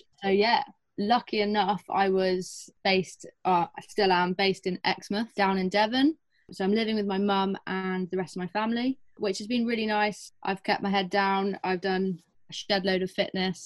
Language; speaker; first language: English; native; English